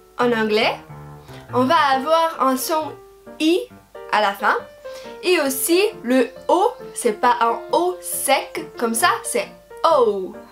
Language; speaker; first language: French; non-native, fluent; Portuguese